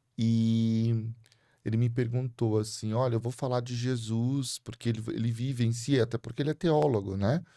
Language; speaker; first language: Portuguese; native; Portuguese